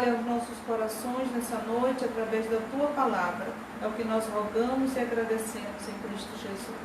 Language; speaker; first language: Portuguese; native; Portuguese